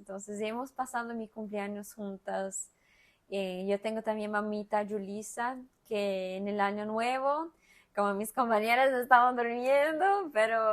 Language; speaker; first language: Spanish; non-native, fluent; Portuguese